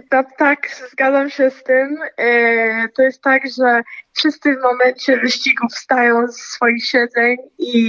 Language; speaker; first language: Polish; early bilingual, heritage; Polish